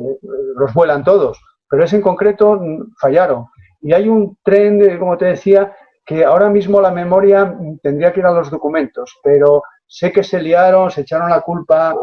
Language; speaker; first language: Spanish; native; Spanish